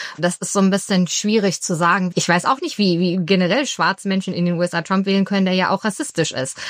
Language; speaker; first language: German; early bilingual, other home language; Romanian